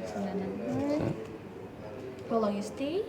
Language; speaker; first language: English; non-native, learner; Indonesian